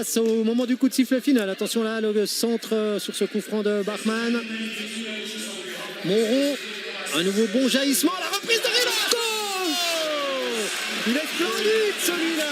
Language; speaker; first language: French; native; French